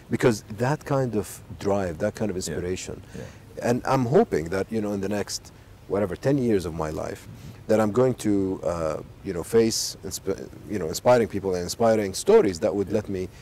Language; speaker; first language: English; non-native, fluent; Arabic